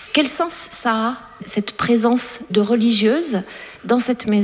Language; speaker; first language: French; native; French